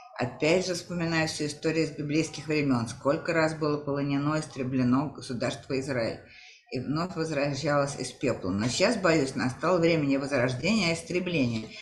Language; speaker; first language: Russian; native; Russian